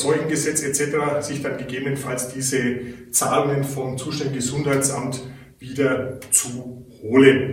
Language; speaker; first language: German; native; German